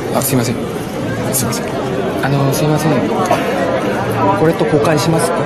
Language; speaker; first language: Japanese; non-native, learner; Korean